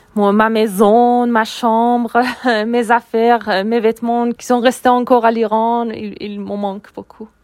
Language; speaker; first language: French; non-native, learner; Persian